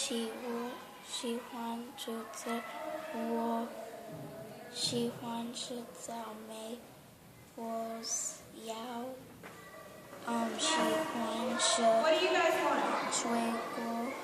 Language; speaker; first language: Chinese; non-native, learner; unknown